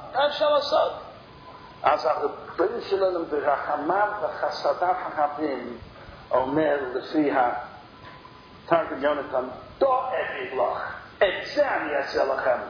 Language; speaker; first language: Hebrew; non-native, fluent; English